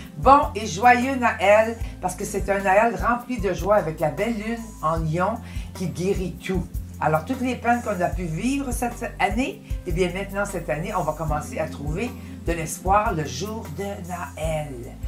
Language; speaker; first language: French; native; French